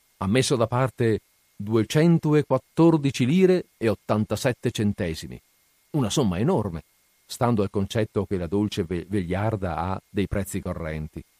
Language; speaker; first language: Italian; native; Italian